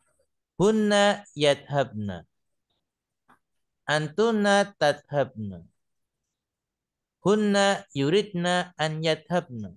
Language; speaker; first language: Arabic; non-native, fluent; Indonesian